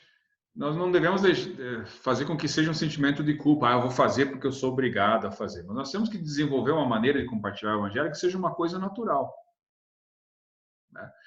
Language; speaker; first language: Portuguese; native; Portuguese